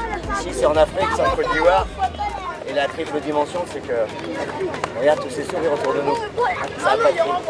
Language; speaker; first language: French; native; French